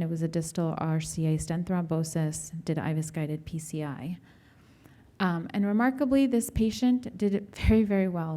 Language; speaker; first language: English; native; English